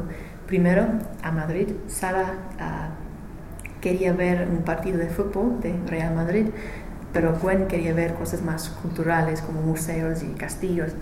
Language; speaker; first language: Spanish; non-native, learner; English